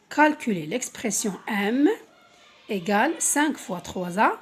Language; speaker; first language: French; non-native, local second language; Arabic